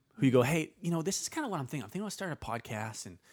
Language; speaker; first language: English; early bilingual, other home language; Icelandic